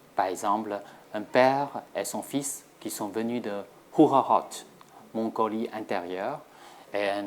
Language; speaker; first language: French; non-native, fluent; Chinese